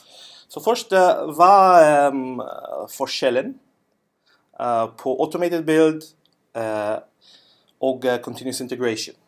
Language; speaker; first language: Norwegian; non-native, learner; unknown